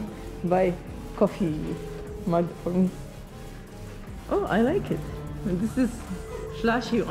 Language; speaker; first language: English; non-native, fluent; Arabic